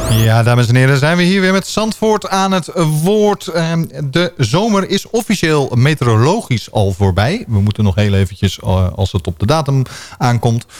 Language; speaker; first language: Dutch; native; Dutch